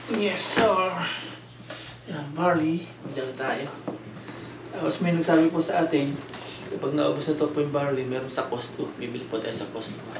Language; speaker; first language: Filipino; native; Filipino